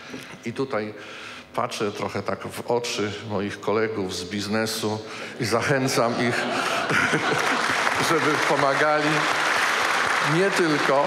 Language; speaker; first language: Polish; native; Polish